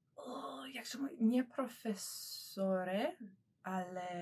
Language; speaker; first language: Polish; early bilingual, other home language; English